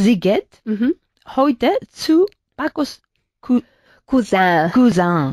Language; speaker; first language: German; non-native, learner; Spanish